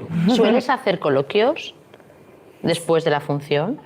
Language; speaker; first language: Spanish; native; Spanish